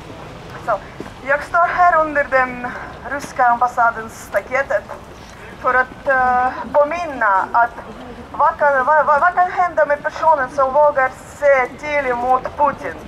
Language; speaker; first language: Swedish; non-native, learner; Russian